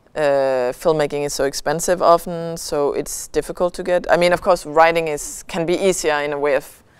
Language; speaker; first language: English; non-native, fluent; Danish